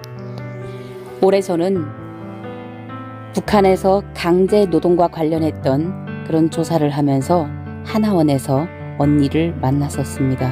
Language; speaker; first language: Korean; native; Korean